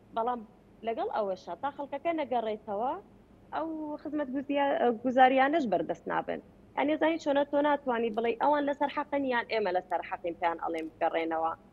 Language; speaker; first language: Central Kurdish; non-native, local second language; Kurdish